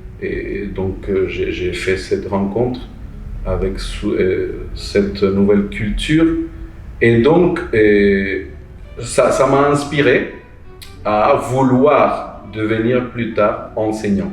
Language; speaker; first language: French; non-native, fluent; Spanish